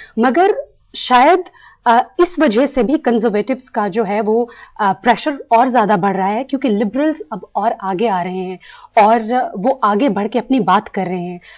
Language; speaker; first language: Urdu; native; Urdu